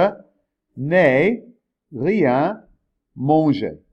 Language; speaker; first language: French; non-native, fluent; English